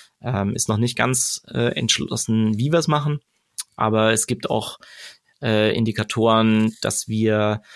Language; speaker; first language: German; native; German